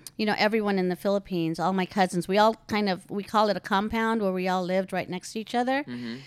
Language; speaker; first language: English; early bilingual, other home language; Filipino